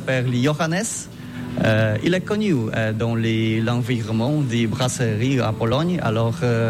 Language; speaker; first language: French; non-native, fluent; Polish